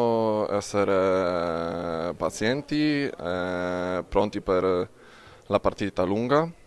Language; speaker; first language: Italian; non-native, fluent; Polish